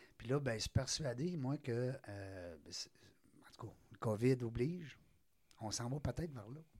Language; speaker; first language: French; native; French